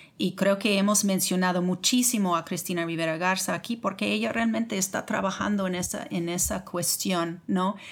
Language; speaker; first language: Spanish; non-native, fluent; English